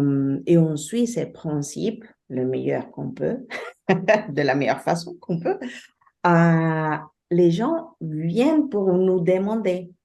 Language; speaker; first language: French; non-native, fluent; Spanish